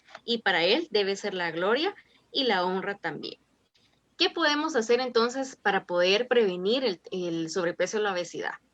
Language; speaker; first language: Spanish; native; Spanish